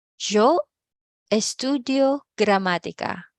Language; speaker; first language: Spanish; non-native, fluent; Filipino